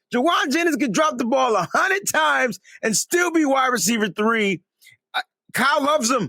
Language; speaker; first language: English; native; English